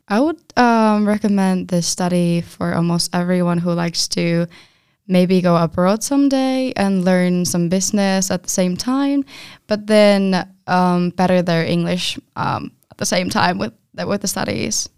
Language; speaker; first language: English; non-native, fluent; Finnish